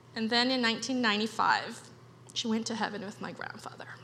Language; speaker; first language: English; early bilingual, other home language; Khmer